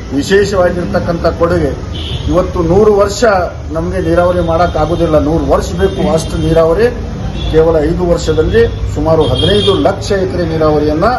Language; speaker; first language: Kannada; non-native, local second language; Lambadi